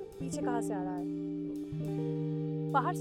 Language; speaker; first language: Hindi; non-native, local second language; Bangla